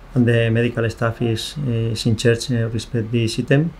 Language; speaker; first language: English; non-native, fluent; Spanish